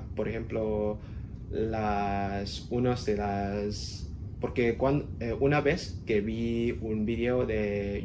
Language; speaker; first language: Spanish; non-native, learner; Cantonese